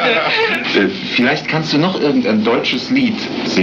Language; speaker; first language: German; native; German